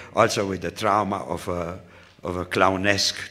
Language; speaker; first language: English; non-native, fluent; Romanian